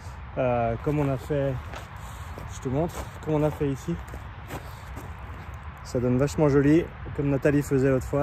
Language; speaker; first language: French; native; French